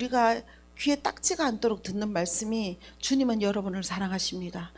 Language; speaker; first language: Korean; native; Korean